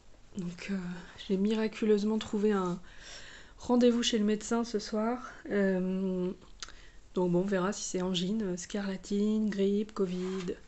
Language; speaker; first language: French; native; French